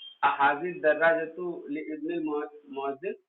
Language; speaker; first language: Arabic; non-native, fluent; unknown